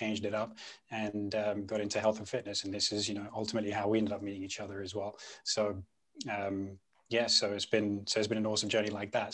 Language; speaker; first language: English; non-native, local second language; Punjabi